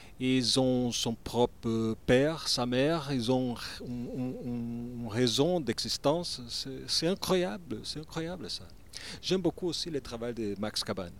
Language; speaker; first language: French; non-native, learner; Portuguese